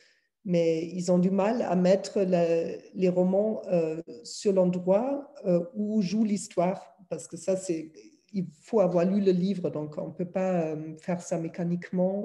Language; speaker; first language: French; non-native, fluent; German